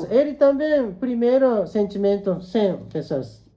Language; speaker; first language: Portuguese; non-native, learner; Japanese